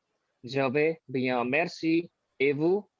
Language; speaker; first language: French; non-native, learner; Hindi